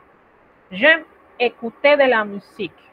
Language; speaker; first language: French; non-native, fluent; Spanish